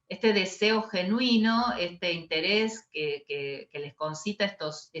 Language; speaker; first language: Spanish; native; Spanish